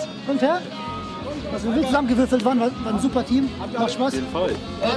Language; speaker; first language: German; native; German